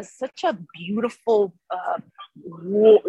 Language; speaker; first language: English; non-native, fluent; Spanish